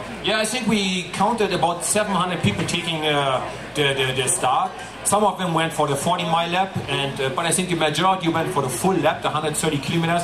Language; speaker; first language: English; non-native, fluent; German